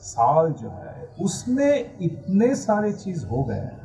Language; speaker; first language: Hindi; non-native, local second language; Bangla